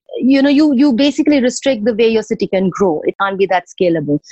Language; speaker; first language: English; non-native, local second language; Odia